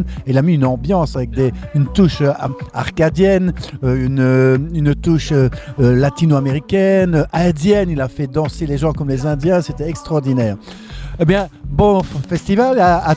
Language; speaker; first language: French; native; French